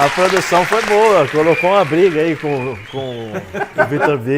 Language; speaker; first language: Portuguese; native; Portuguese